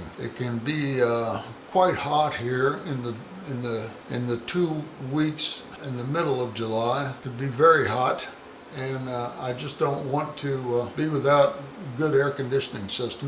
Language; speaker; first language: English; native; English